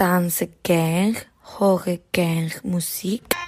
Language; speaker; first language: German; non-native, learner; Spanish